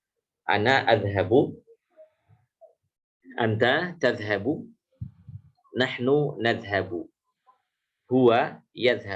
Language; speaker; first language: Arabic; non-native, fluent; Indonesian